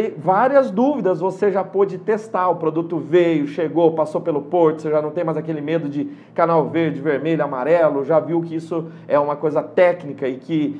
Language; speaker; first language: Portuguese; native; Portuguese